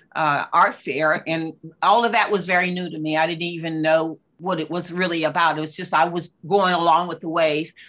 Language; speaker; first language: English; native; English